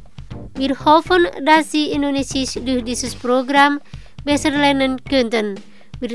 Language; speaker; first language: German; non-native, fluent; Indonesian